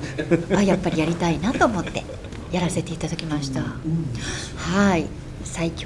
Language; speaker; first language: Japanese; native; Japanese